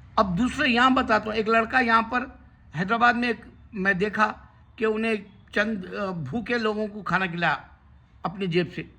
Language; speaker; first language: Urdu; native; Urdu